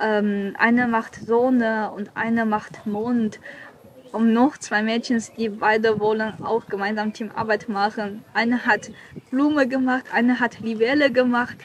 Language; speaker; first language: German; non-native, learner; Chinese